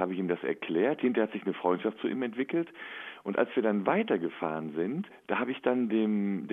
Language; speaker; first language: German; native; German